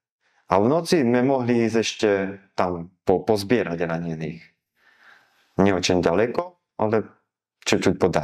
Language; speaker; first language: Russian; non-native, learner; Slovak